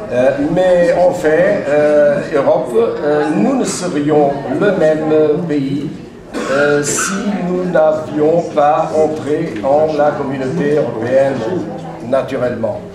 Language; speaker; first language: French; non-native, fluent; Portuguese